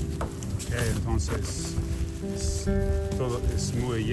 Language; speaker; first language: Spanish; non-native, learner; English